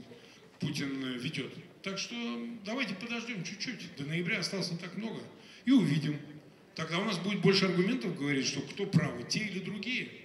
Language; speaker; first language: Russian; native; Russian